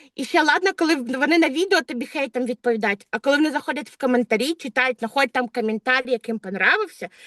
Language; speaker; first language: Ukrainian; non-native, local second language; Russian